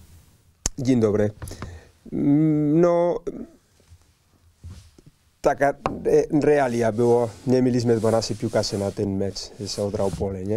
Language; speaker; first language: Polish; non-native, learner; Spanish